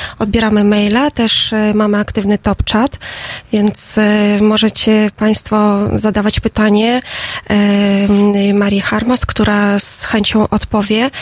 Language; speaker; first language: Polish; non-native, fluent; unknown